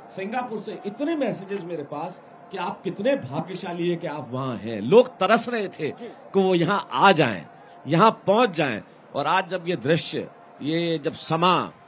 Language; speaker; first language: Hindi; native; Hindi